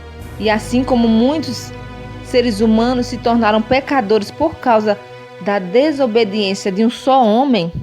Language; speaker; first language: Portuguese; native; Portuguese